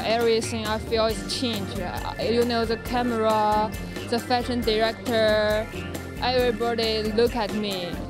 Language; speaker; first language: English; non-native, learner; Chinese